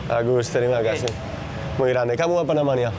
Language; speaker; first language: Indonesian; non-native, learner; Spanish